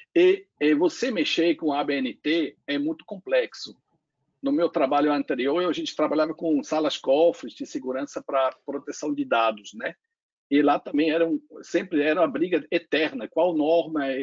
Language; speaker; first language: Portuguese; non-native, fluent; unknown